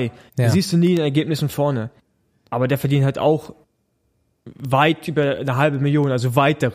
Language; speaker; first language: German; native; German